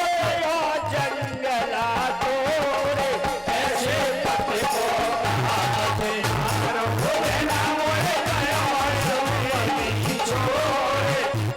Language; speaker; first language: Hindi; native; Hindi